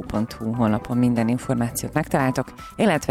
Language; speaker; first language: Hungarian; native; Hungarian